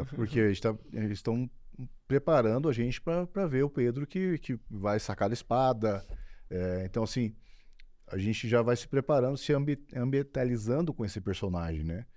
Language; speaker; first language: Portuguese; native; Portuguese